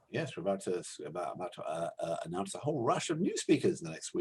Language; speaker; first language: English; native; English